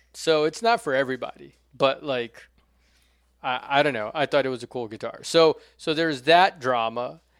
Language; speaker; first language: English; non-native, fluent; Portuguese